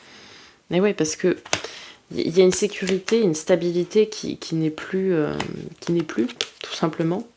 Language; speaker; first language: French; native; French